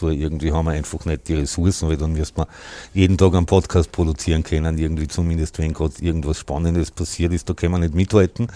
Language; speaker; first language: German; native; German